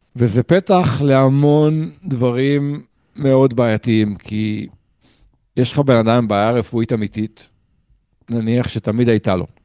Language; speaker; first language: Hebrew; native; Hebrew